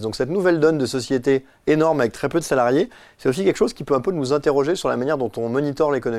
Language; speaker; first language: French; native; French